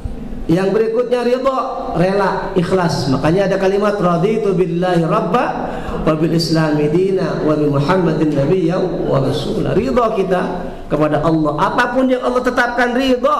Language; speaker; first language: Indonesian; native; Indonesian